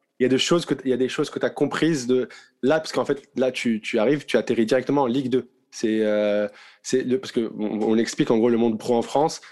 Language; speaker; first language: French; non-native, local second language; Arabic